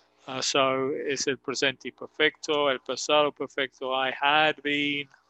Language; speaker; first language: Spanish; non-native, fluent; English